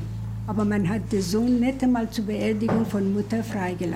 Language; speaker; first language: German; early bilingual, other home language; Persian